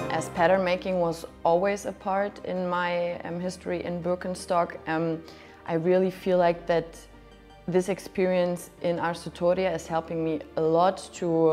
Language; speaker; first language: English; non-native, fluent; German